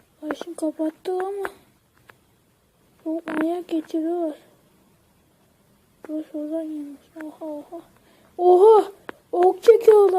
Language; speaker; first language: Turkish; native; Turkish